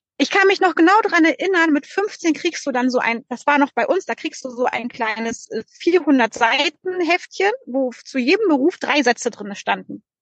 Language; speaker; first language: German; early bilingual, other home language; Polish